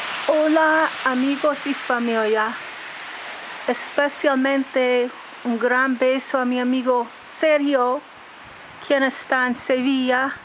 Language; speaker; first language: Spanish; non-native, learner; English